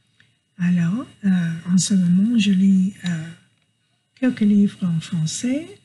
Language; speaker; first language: French; non-native, learner; English